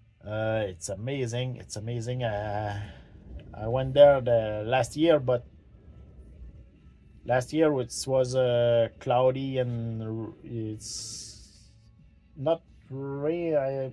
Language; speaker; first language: English; non-native, learner; French